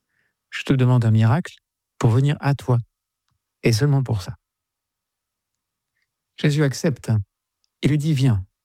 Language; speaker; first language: French; native; French